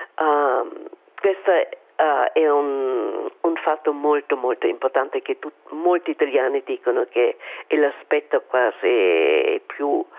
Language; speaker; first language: Italian; non-native, fluent; German